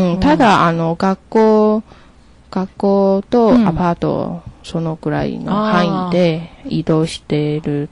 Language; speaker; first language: Japanese; non-native, learner; Chinese